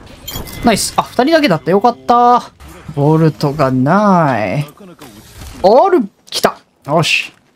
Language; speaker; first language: Japanese; native; Japanese